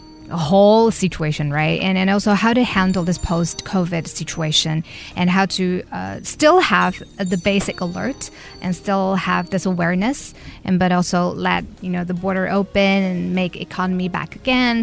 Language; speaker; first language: English; non-native, fluent; Chinese